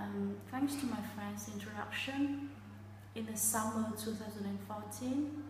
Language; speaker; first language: English; non-native, fluent; Vietnamese